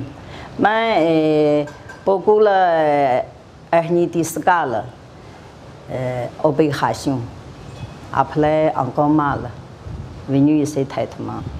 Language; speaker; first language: French; non-native, learner; Chinese